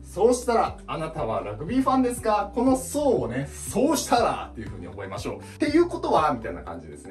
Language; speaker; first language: Japanese; native; Japanese